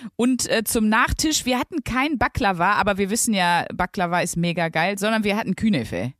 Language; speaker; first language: German; native; German